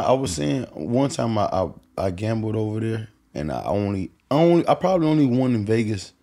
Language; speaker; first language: English; native; English